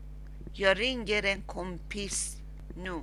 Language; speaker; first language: Swedish; non-native, learner; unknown